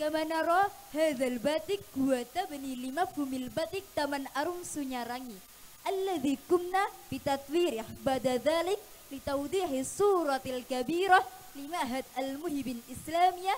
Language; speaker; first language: Arabic; non-native, learner; Indonesian